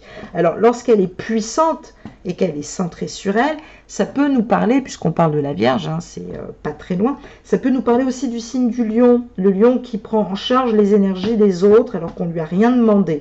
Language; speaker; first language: French; native; French